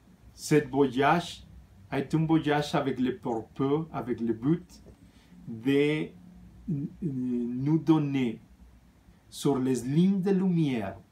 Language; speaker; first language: French; non-native, fluent; Spanish